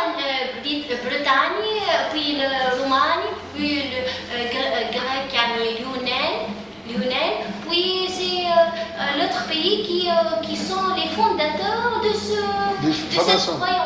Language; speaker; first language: French; non-native, local second language; Arabic